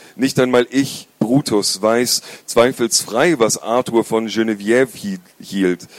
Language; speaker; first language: German; native; German